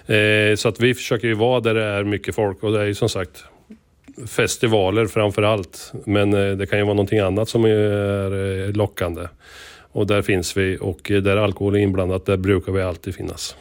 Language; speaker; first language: Swedish; native; Swedish